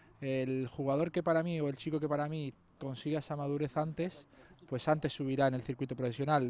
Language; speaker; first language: Spanish; native; Spanish